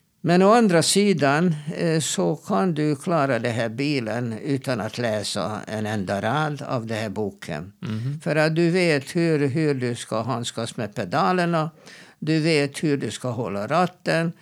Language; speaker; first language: Swedish; non-native, fluent; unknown